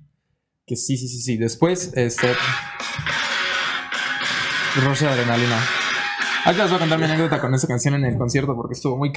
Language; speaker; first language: Spanish; native; Spanish